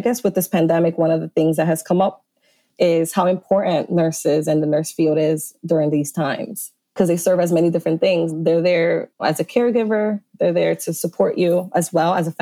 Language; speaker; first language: English; native; English